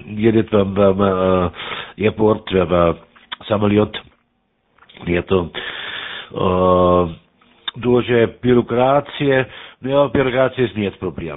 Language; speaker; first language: Russian; non-native, learner; German